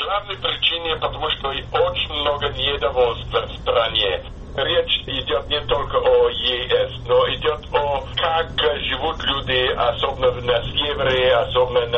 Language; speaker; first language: Russian; non-native, fluent; English